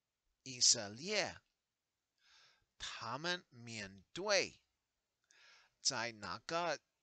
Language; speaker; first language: Chinese; non-native, learner; English